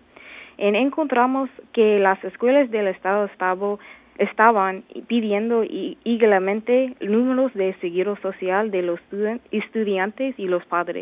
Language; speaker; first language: Spanish; non-native, learner; English